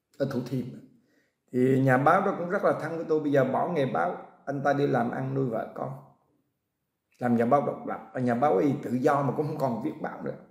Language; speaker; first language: Vietnamese; native; Vietnamese